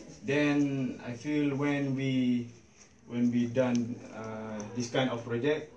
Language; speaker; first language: English; non-native, learner; Malay